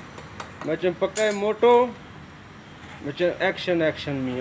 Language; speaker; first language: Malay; non-native, learner; Hindi